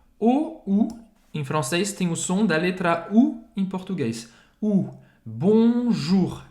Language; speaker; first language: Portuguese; non-native, fluent; French